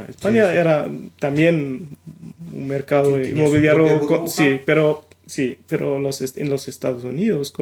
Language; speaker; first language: Spanish; non-native, fluent; German